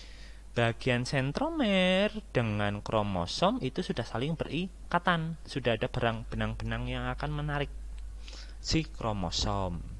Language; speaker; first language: Indonesian; native; Indonesian